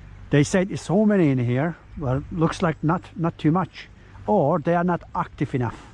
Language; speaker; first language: English; non-native, learner; Turkish